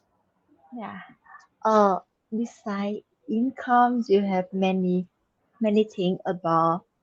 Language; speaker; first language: English; non-native, learner; Vietnamese